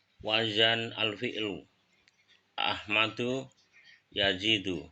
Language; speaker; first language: Arabic; non-native, learner; Indonesian